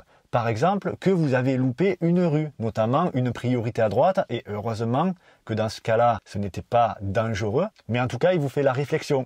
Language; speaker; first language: French; native; French